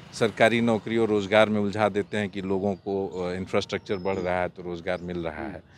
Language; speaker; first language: Hindi; native; Hindi